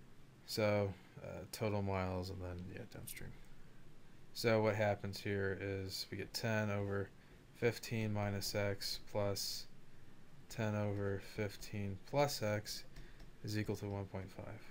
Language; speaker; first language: English; native; English